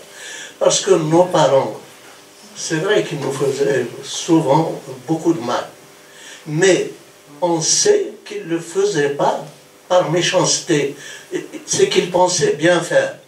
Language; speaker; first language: French; non-native, local second language; Kabyle